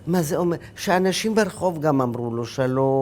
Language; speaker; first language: Hebrew; early bilingual, other home language; Arabic